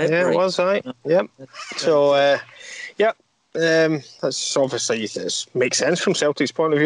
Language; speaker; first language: English; native; English